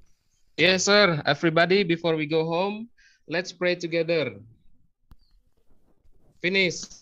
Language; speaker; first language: English; non-native, learner; Indonesian